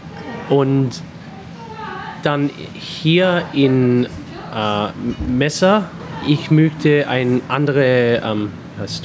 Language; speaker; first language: German; non-native, learner; English